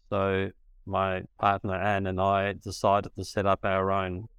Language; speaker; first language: English; early bilingual, other home language; Dutch